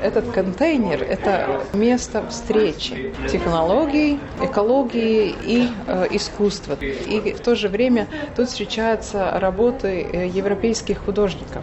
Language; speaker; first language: Russian; non-native, local second language; Latvian